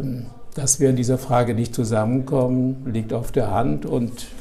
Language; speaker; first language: German; native; German